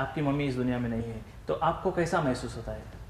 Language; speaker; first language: Hindi; native; Hindi